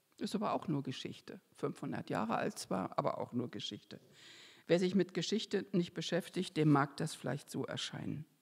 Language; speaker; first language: German; native; German